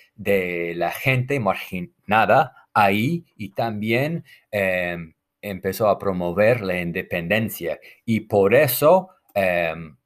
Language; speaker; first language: Spanish; non-native, fluent; English